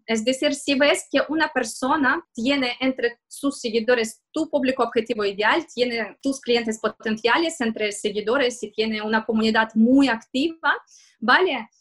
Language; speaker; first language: Spanish; non-native, fluent; Russian